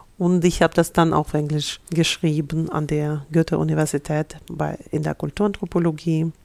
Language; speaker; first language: German; non-native, fluent; Russian